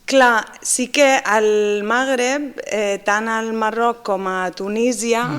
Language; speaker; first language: Catalan; non-native, fluent; Basque